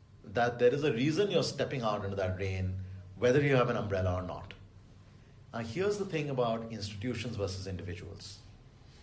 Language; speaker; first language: English; non-native, local second language; Bangla